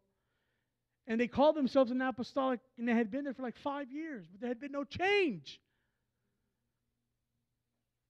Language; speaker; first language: English; native; English